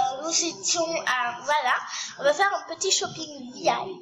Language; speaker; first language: French; native; French